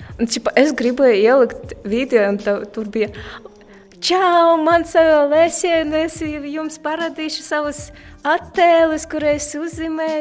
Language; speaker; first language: Latvian; non-native, local second language; Russian